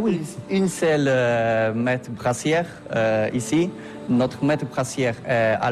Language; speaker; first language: French; non-native, fluent; Polish